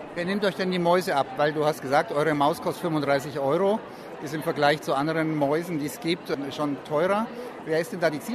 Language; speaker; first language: German; native; German